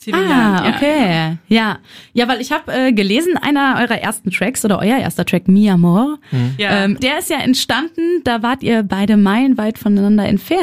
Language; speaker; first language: German; native; German